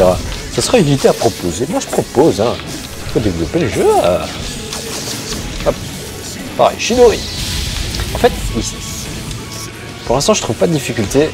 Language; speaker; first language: French; early bilingual, other home language; Vietnamese